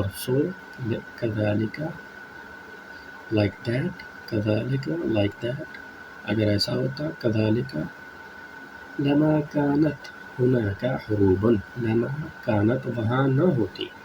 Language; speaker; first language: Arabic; non-native, fluent; Urdu